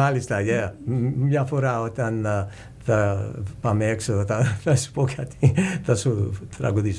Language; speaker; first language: Greek; early bilingual, heritage; English